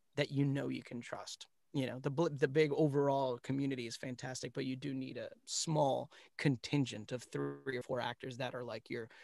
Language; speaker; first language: English; early bilingual, other home language; Spanish